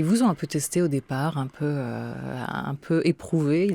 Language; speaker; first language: French; native; French